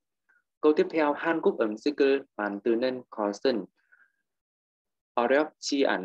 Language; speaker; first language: Korean; non-native, fluent; Vietnamese